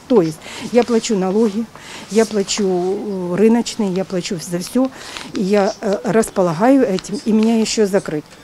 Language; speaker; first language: Russian; native; Russian